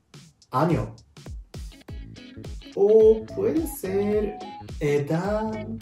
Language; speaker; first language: Spanish; non-native, learner; Japanese